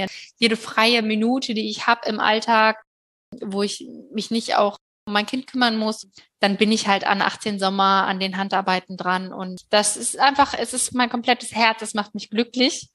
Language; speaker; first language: German; native; German